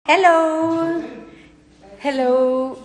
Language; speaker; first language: English; non-native, learner; French